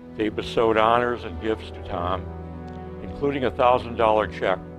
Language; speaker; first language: English; native; English